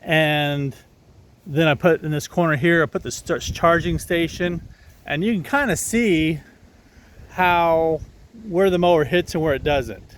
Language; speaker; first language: English; native; English